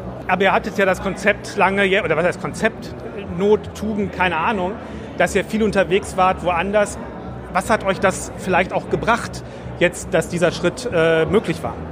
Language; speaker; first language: German; native; German